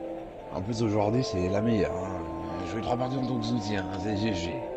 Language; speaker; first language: French; native; French